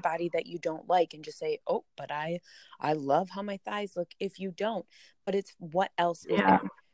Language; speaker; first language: English; native; English